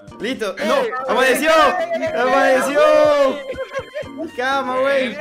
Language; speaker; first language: Spanish; native; Spanish